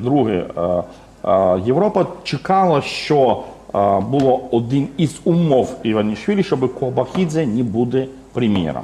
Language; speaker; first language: Ukrainian; non-native, fluent; Georgian